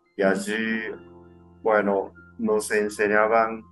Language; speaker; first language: Spanish; non-native, fluent; Japanese